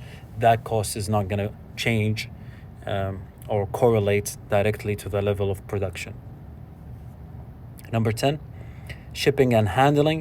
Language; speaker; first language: English; non-native, fluent; Arabic